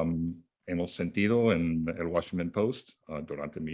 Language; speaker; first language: Spanish; non-native, fluent; English